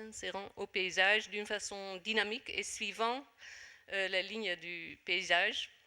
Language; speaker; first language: French; non-native, fluent; Dutch